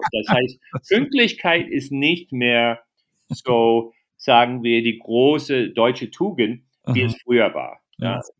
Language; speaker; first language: German; non-native, fluent; English